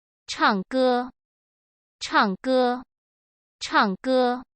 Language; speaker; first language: Chinese; non-native, learner; Urdu